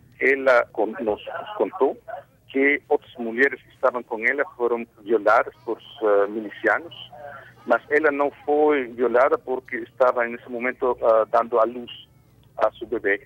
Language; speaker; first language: Portuguese; non-native, fluent; Spanish